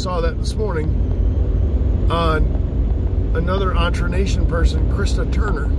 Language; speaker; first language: English; native; English